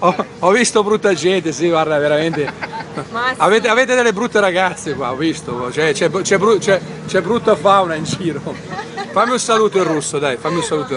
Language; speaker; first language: Italian; native; Italian